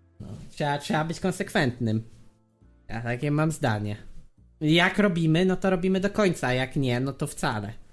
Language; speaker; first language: Polish; native; Polish